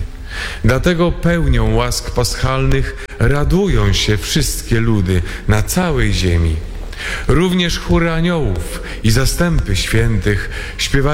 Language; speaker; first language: Polish; native; Polish